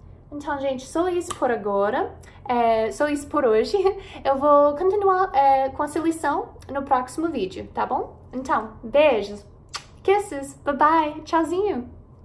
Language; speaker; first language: Portuguese; non-native, fluent; English